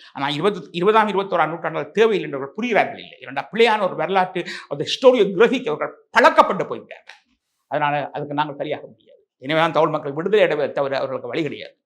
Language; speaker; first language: Tamil; native; Tamil